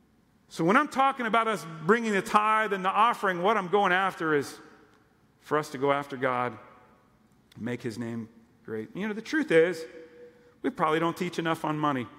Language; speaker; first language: English; native; English